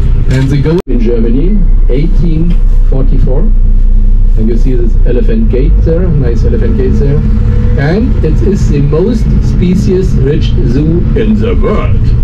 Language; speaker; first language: English; non-native, fluent; German